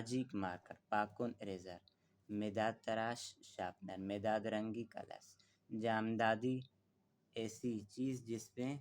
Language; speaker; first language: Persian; non-native, fluent; Urdu